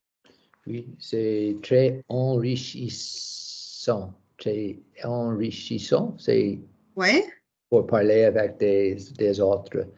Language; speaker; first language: French; non-native, learner; English